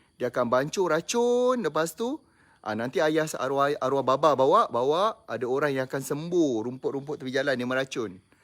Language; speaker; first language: Malay; native; Malay